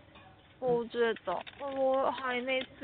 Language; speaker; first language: Chinese; non-native, learner; Korean